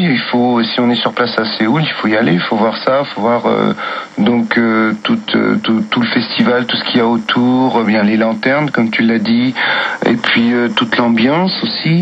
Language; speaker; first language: French; native; French